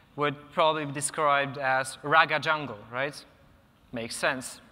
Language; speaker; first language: English; non-native, fluent; Polish